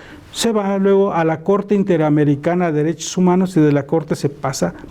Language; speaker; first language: Spanish; native; Spanish